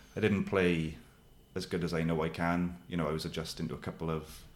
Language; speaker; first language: English; native; English